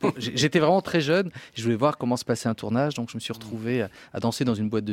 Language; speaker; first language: French; native; French